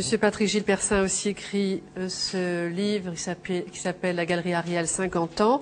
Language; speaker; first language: French; native; French